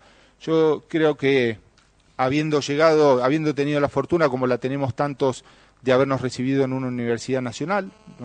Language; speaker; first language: Spanish; native; Spanish